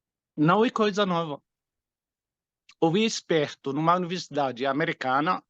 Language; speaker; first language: Portuguese; non-native, fluent; Arabic